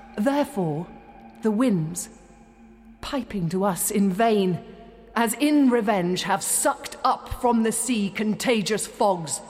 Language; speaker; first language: English; native; English